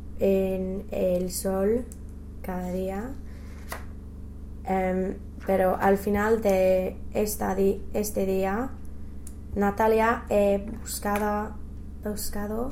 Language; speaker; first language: Spanish; non-native, learner; English